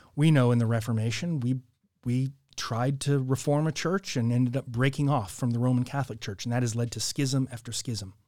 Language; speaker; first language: English; native; English